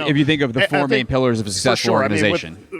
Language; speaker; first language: English; native; English